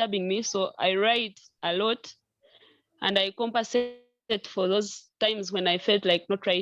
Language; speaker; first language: English; non-native, local second language; Nyankole